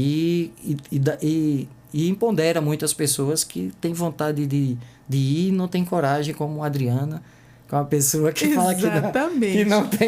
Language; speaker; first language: Portuguese; native; Portuguese